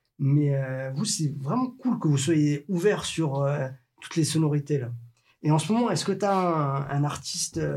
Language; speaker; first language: French; native; French